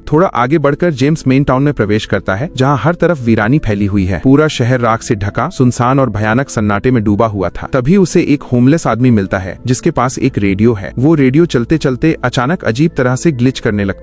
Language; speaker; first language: Hindi; native; Hindi